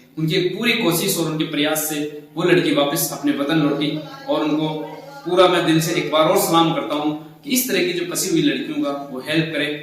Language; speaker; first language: Hindi; native; Hindi